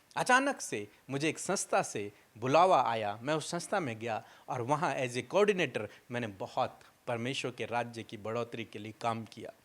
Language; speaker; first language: Hindi; native; Hindi